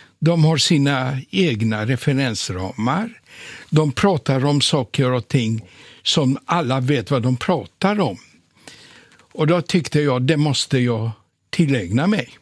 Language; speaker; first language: Swedish; non-native, fluent; Polish